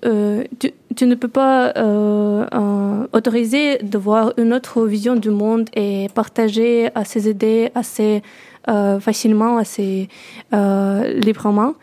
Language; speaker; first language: French; non-native, learner; Russian